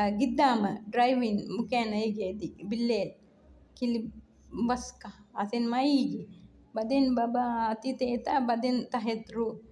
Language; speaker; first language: Arabic; non-native, learner; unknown